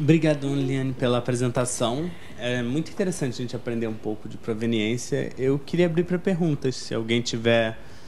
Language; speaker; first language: Portuguese; native; Portuguese